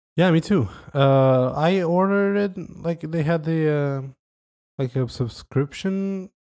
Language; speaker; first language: English; non-native, fluent; Portuguese